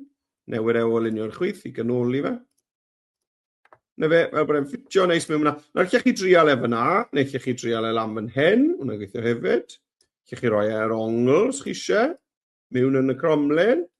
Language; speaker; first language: Welsh; native; Welsh